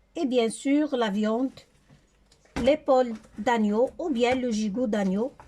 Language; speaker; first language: French; non-native, local second language; Arabic